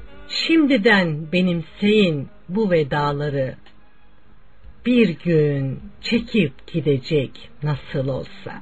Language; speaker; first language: Turkish; native; Turkish